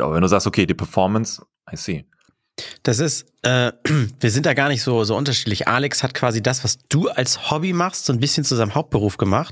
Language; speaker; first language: German; native; German